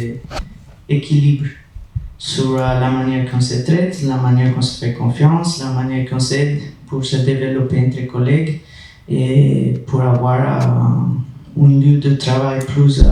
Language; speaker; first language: French; non-native, fluent; Spanish